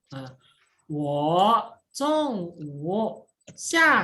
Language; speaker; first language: Chinese; non-native, fluent; Indonesian